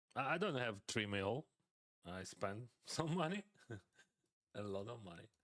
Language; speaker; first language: English; non-native, fluent; Ukrainian